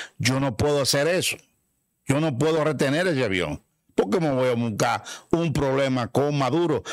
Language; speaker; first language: Spanish; native; Spanish